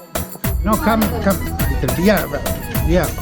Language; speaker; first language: English; non-native, learner; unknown